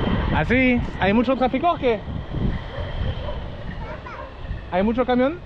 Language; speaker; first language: Spanish; non-native, learner; French